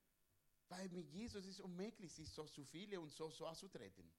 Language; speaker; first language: German; non-native, learner; Spanish